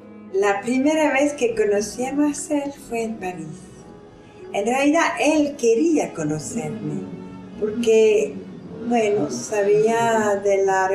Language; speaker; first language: Spanish; non-native, fluent; French